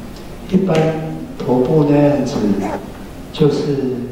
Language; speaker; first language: Chinese; native; Chinese